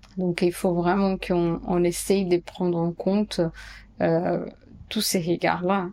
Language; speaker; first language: French; non-native, fluent; Portuguese